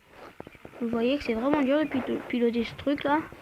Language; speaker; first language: French; native; French